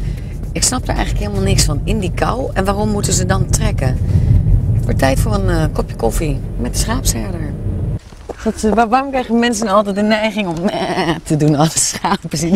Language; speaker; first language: Dutch; native; Dutch